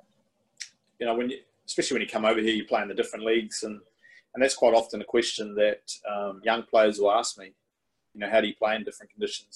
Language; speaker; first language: English; native; English